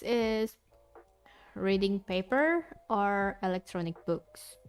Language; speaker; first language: English; non-native, fluent; Indonesian